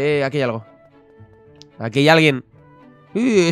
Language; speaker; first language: Spanish; native; Spanish